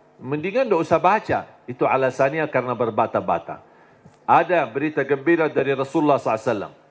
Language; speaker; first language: Indonesian; non-native, fluent; Arabic